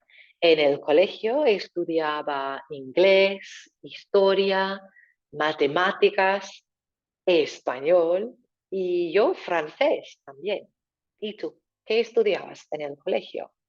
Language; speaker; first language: Spanish; non-native, fluent; English